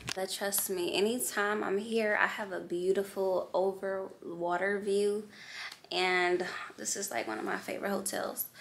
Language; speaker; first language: English; native; English